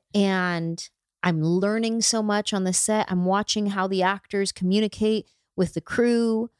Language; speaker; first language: English; native; English